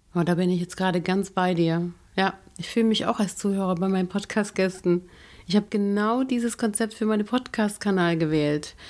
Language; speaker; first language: German; native; German